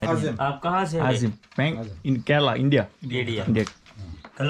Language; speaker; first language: Hindi; non-native, local second language; Malayalam